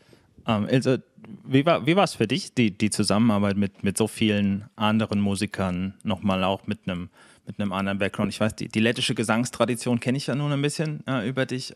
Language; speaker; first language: German; native; German